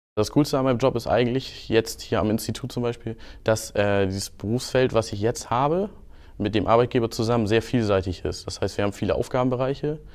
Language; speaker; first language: German; native; German